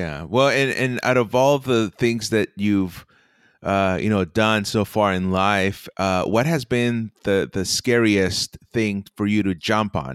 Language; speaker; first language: English; early bilingual, other home language; Spanish